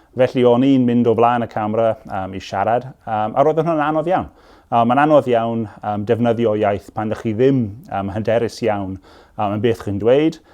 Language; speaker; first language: Welsh; non-native, local second language; English